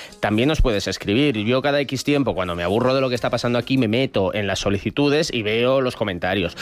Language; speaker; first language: Spanish; native; Spanish